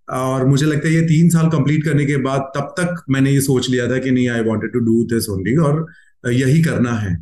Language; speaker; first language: Hindi; non-native, local second language; Gujarati